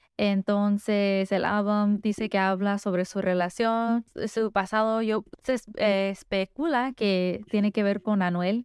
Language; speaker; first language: Spanish; early bilingual, heritage; Spanish